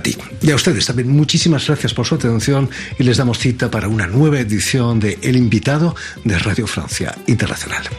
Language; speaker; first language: Spanish; native; Spanish